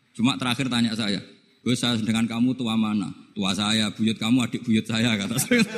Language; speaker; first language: Indonesian; non-native, local second language; Javanese